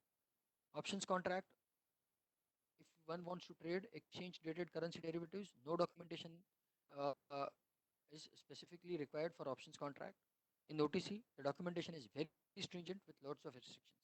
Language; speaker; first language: English; non-native, local second language; Hindi